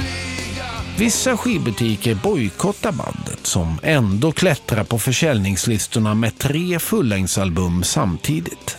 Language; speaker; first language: Swedish; native; Swedish